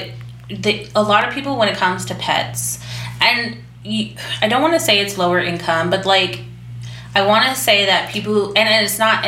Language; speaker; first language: English; native; English